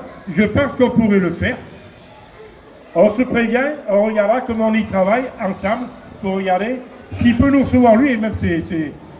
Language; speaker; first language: French; native; French